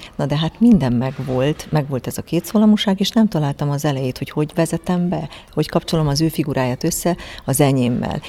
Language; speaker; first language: Hungarian; native; Hungarian